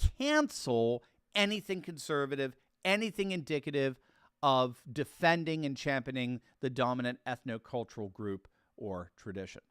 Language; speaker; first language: English; native; English